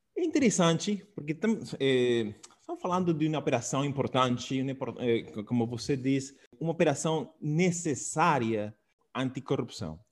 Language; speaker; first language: Portuguese; non-native, fluent; Spanish